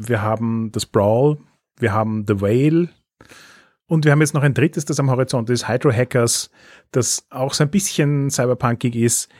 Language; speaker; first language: German; native; German